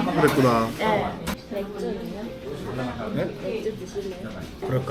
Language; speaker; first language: Korean; non-native, learner; Japanese